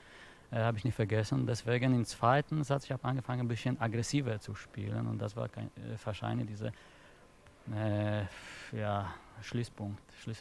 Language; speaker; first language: German; non-native, fluent; Polish